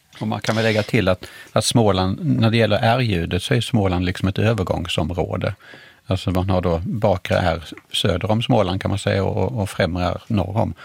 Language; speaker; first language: Swedish; native; Swedish